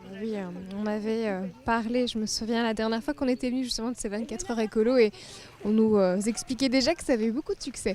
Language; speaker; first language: French; native; French